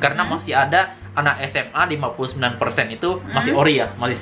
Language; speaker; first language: Indonesian; native; Indonesian